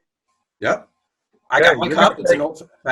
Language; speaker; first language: English; native; English